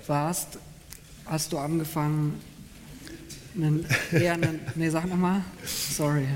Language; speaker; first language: German; native; German